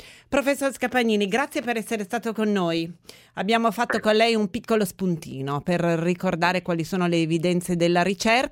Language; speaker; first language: Italian; native; Italian